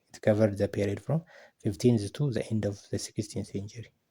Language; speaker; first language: English; non-native, local second language; Amharic